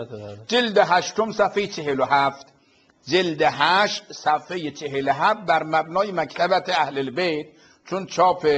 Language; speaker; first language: Persian; native; Persian